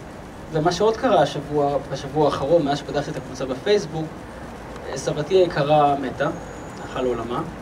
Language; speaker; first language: Hebrew; native; Hebrew